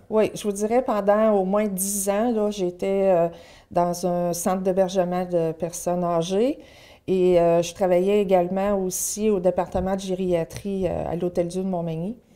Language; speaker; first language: French; native; French